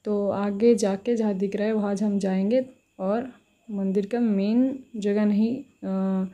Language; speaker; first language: Hindi; non-native, local second language; Bangla